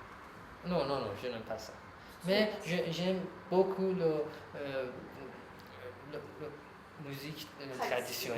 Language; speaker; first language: French; non-native, learner; Persian